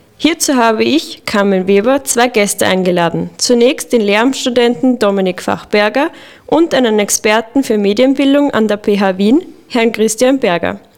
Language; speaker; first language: German; native; German